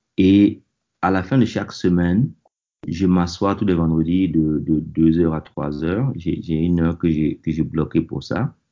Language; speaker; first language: French; non-native, local second language; Mossi